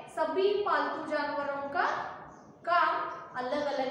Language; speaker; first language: Hindi; non-native, local second language; Kannada